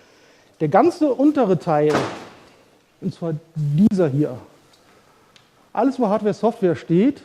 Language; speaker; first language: German; native; German